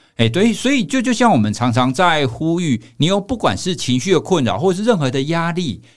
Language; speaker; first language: Chinese; native; Chinese